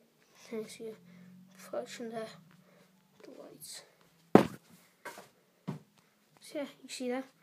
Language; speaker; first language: English; native; English